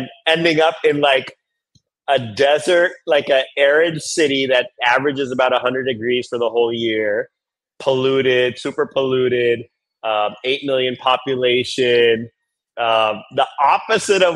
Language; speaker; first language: English; native; English